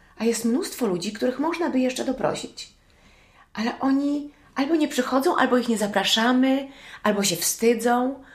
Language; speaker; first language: Polish; early bilingual, heritage; Polish